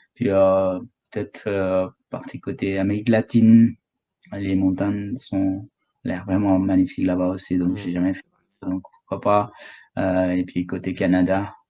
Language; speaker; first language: French; non-native, fluent; Sherpa